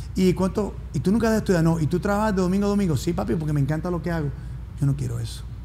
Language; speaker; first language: Spanish; native; Spanish